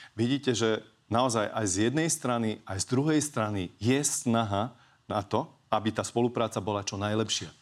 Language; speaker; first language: Slovak; non-native, local second language; Hungarian